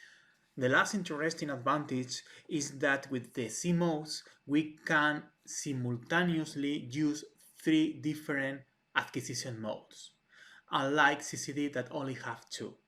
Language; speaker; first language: English; non-native, fluent; Spanish